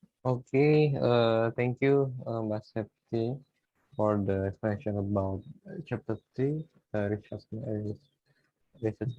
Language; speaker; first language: English; non-native, learner; Indonesian